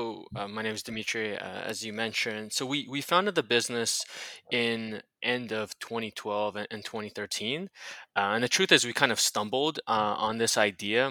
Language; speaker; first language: English; native; English